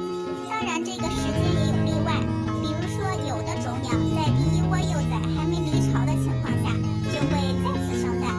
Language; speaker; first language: Chinese; native; Chinese